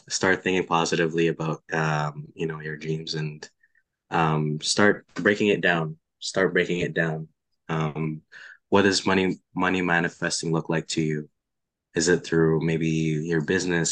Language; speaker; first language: English; non-native, local second language; Filipino